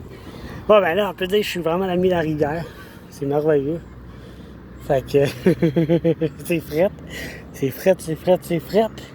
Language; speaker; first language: French; native; French